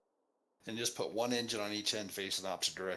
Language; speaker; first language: English; native; English